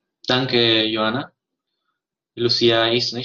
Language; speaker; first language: German; non-native, learner; Spanish